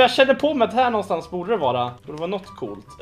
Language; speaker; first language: Swedish; native; Swedish